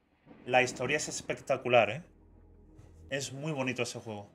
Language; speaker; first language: Spanish; native; Spanish